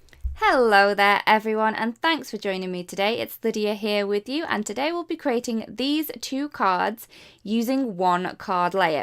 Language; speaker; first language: English; native; English